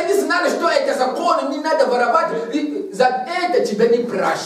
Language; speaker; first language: Russian; non-native, fluent; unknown